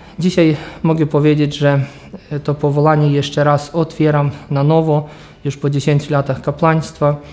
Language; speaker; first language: Polish; early bilingual, heritage; Polish